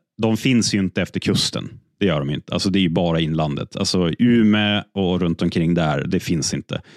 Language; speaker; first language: Swedish; native; Swedish